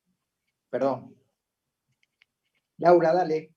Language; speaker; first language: Spanish; native; Spanish